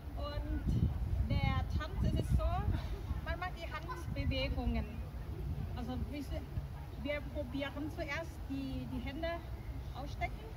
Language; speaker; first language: German; non-native, fluent; Thai